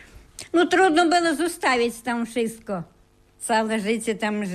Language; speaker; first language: Polish; early bilingual, heritage; Polish